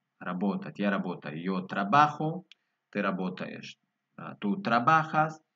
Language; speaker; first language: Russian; non-native, fluent; Spanish